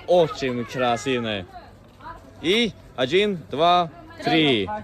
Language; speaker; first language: Russian; non-native, learner; Swedish